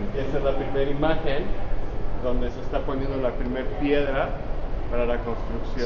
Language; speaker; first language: Spanish; native; Spanish